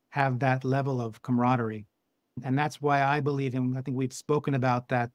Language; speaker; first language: English; native; English